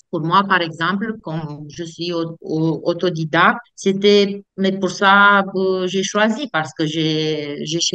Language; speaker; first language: French; non-native, fluent; Romanian